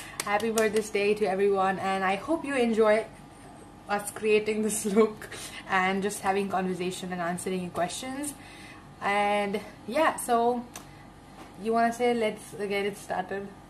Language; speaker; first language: English; non-native, local second language; Gujarati